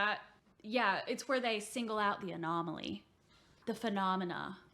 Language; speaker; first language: English; native; English